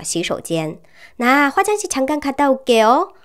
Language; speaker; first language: Korean; non-native, learner; Chinese